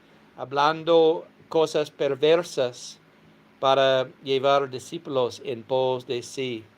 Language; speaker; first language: Spanish; non-native, fluent; English